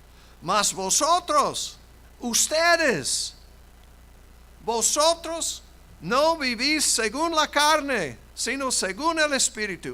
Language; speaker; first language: Spanish; non-native, fluent; English